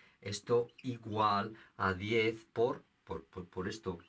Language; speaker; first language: Spanish; native; Spanish